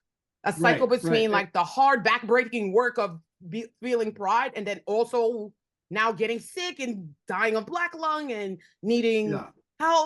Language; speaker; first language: English; native; English